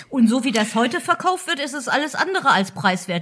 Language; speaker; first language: German; native; German